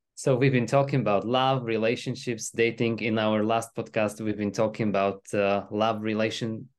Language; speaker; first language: English; non-native, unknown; Slovak